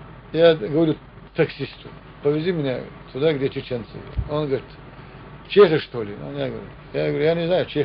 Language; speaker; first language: Russian; non-native, local second language; Chechen